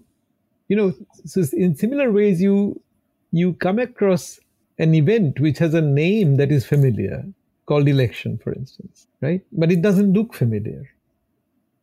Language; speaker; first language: English; non-native, local second language; Bangla